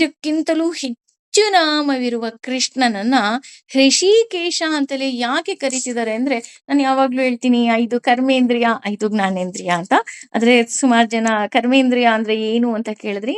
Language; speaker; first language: Kannada; native; Kannada